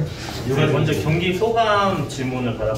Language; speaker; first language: Korean; native; Korean